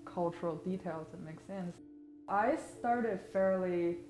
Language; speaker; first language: English; non-native, fluent; Chinese